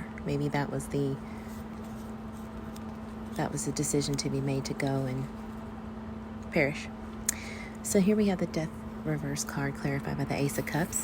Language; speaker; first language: English; native; English